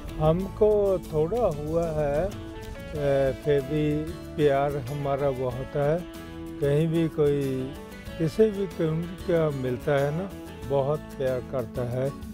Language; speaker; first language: Hindi; non-native, local second language; Punjabi